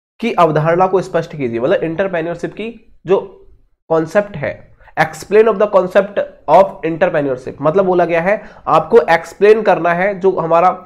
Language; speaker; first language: Hindi; native; Hindi